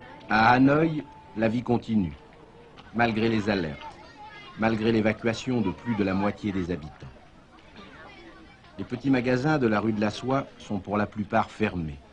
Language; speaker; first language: French; native; French